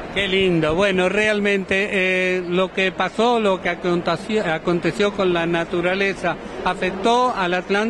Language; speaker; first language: Spanish; native; Spanish